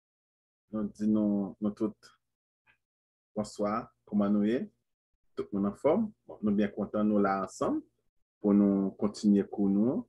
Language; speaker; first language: French; non-native, local second language; Haitian Creole